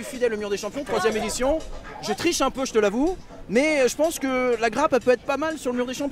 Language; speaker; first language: French; native; French